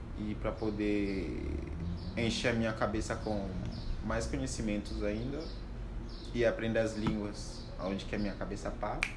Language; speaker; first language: Portuguese; non-native, fluent; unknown